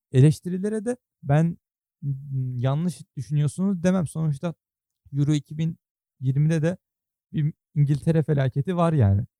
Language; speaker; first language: Turkish; native; Turkish